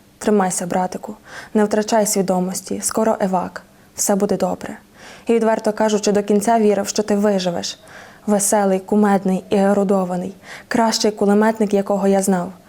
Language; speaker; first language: Ukrainian; native; Ukrainian